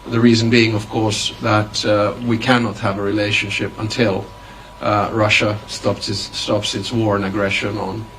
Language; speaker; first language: English; non-native, fluent; Finnish